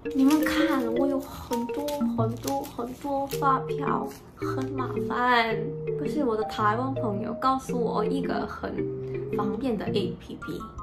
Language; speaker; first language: Chinese; non-native, learner; Korean